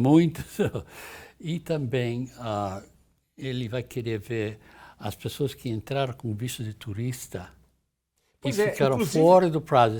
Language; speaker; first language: Portuguese; non-native, fluent; English